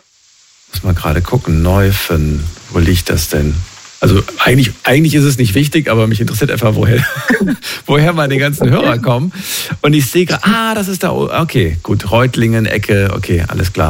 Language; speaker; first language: German; native; German